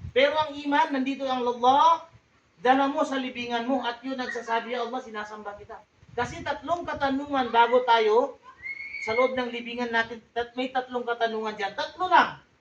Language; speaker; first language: Filipino; non-native, local second language; Tausug